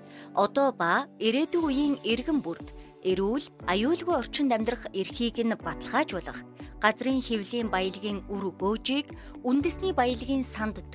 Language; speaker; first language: Mongolian; native; Mongolian